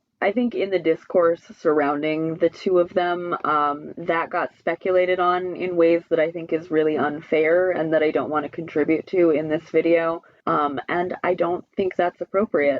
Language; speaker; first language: English; native; English